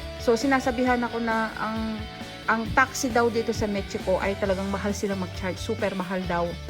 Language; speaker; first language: Filipino; non-native, local second language; Pampanga